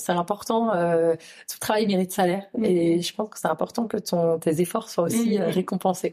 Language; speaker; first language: French; native; French